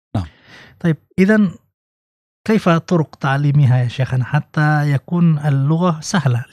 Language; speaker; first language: Arabic; non-native, fluent; Indonesian